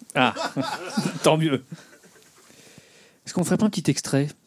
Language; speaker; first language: French; native; French